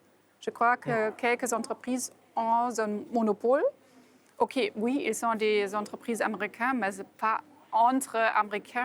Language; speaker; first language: French; non-native, fluent; German